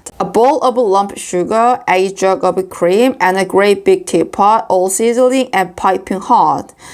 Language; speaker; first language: English; non-native, fluent; Korean